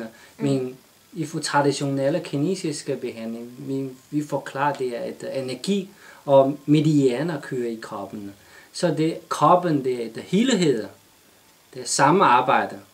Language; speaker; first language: Danish; non-native, learner; Chinese